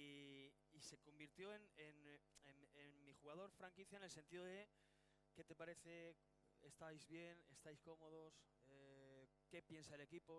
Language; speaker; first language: Spanish; native; Spanish